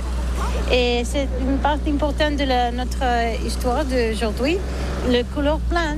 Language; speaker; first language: French; non-native, learner; Catalan